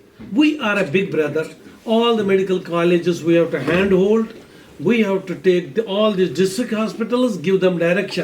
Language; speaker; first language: English; non-native, local second language; Kashmiri